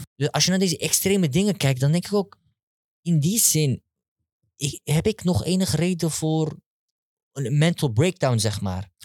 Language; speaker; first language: Dutch; early bilingual, other home language; Turkish